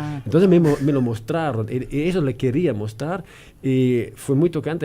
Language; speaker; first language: Spanish; non-native, fluent; German